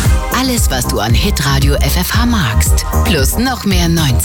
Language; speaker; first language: German; native; German